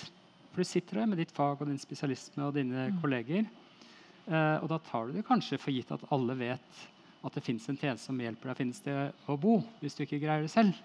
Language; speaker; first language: Norwegian; native; Norwegian